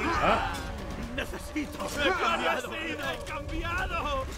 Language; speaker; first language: Spanish; native; Spanish